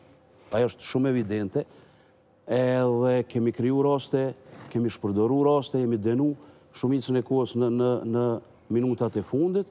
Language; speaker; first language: Albanian; native; Albanian